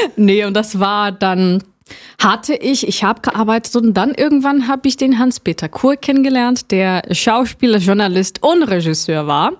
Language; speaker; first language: German; non-native, fluent; Portuguese